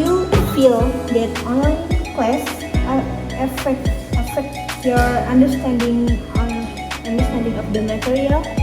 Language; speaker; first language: English; non-native, learner; Indonesian